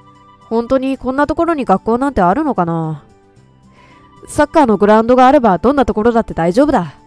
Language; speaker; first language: Japanese; native; Japanese